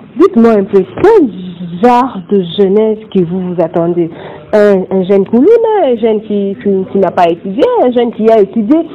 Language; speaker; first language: French; non-native, local second language; Lingala